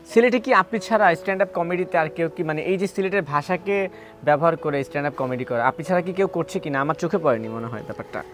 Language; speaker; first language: Bangla; native; Bangla